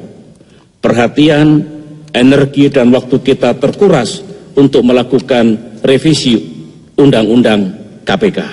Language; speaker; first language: Indonesian; native; Indonesian